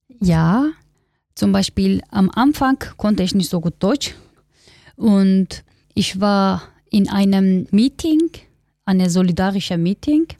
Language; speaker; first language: German; non-native, learner; Kurdish